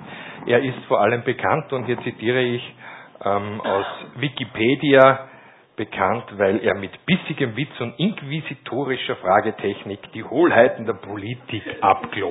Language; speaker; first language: German; native; German